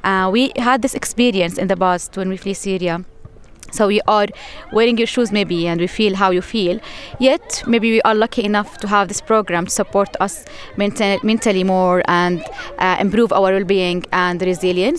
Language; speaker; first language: English; non-native, fluent; Arabic